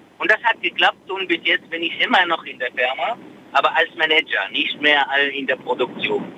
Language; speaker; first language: German; non-native, fluent; Arabic